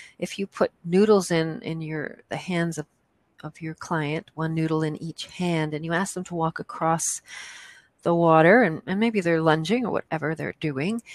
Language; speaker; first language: English; native; English